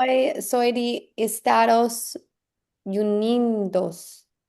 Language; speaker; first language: Spanish; non-native, learner; English